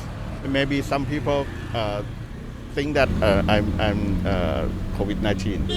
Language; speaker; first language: English; non-native, learner; Thai